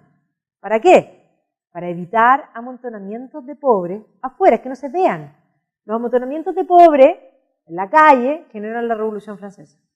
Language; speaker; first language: Spanish; native; Spanish